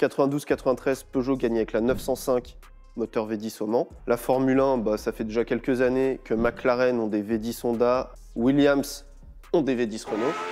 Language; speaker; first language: French; native; French